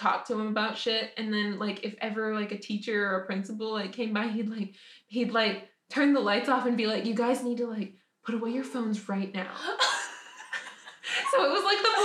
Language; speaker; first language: English; native; English